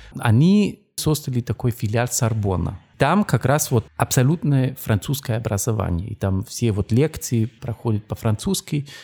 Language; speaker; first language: Russian; non-native, fluent; German